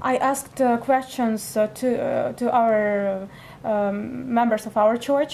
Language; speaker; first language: English; non-native, fluent; Russian